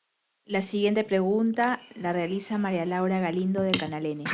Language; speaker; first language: Spanish; native; Spanish